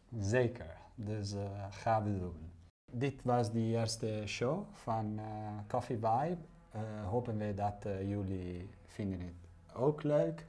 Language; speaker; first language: Dutch; non-native, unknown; Italian